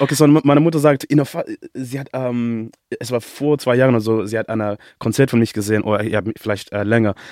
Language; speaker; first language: German; non-native, learner; Shona